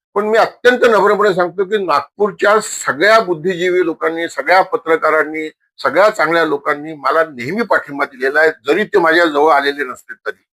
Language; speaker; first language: Marathi; non-native, local second language; Marwari